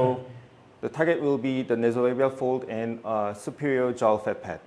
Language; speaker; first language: English; non-native, fluent; Korean